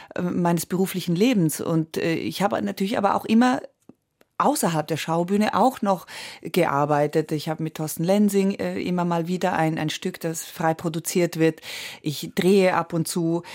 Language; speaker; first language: German; early bilingual, other home language; Italian